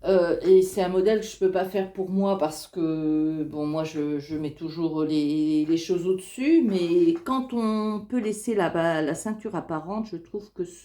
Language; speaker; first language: French; native; French